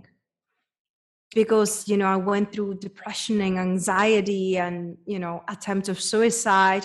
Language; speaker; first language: English; non-native, fluent; Czech